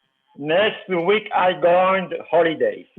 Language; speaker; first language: English; non-native, learner; Spanish